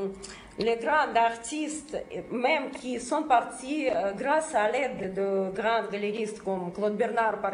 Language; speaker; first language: French; non-native, fluent; Russian